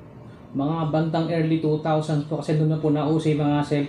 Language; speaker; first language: Filipino; native; Filipino